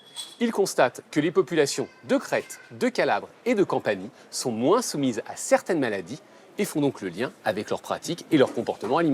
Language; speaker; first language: French; native; French